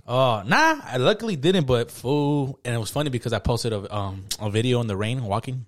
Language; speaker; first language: English; early bilingual, other home language; Spanish